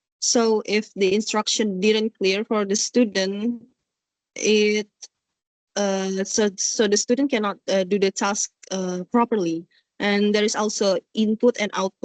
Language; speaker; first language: English; non-native, learner; Indonesian